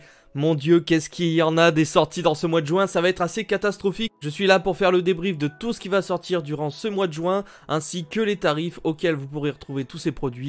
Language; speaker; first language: French; native; French